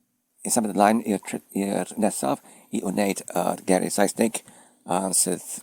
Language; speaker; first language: Welsh; non-native, fluent; English